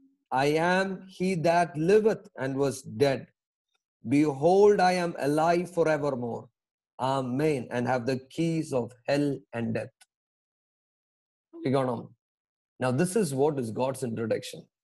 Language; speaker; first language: English; non-native, local second language; Malayalam